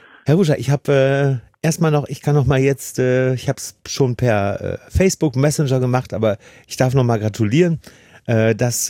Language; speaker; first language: German; native; German